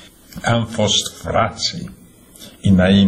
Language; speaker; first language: Romanian; non-native, fluent; Slovak